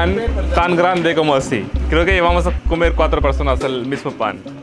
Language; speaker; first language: Spanish; non-native, fluent; Hindi